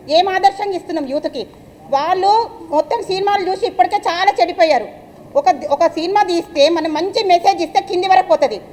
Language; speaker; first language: Telugu; native; Telugu